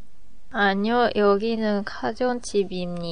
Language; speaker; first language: Korean; non-native, learner; Japanese